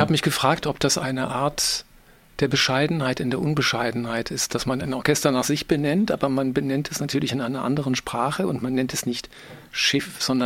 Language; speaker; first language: German; native; German